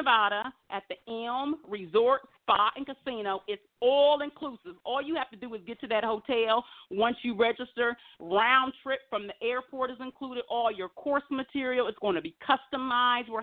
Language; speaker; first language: English; native; English